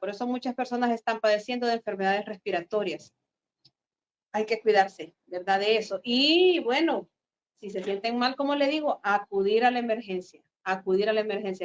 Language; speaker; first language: Spanish; native; Spanish